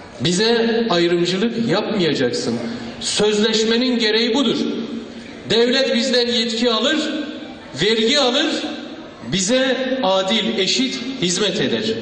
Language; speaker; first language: Turkish; non-native, local second language; Kurdish